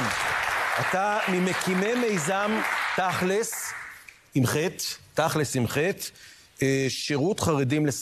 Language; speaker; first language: Hebrew; native; Hebrew